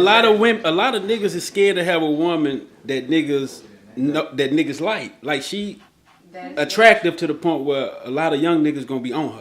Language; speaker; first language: English; native; English